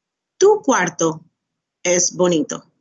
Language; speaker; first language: Spanish; non-native, fluent; English